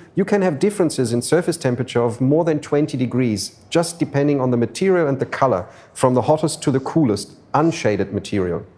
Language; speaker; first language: English; non-native, fluent; German